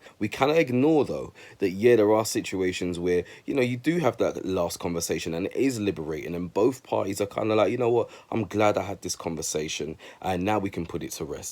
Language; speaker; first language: English; native; English